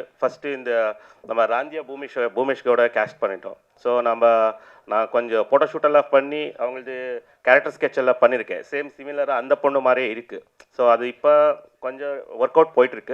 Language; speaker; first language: Tamil; non-native, fluent; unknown